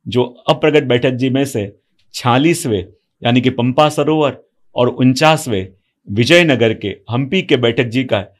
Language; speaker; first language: Hindi; non-native, local second language; Gujarati